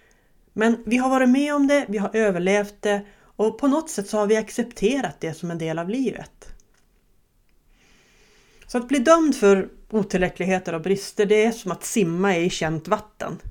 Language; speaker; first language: Swedish; native; Swedish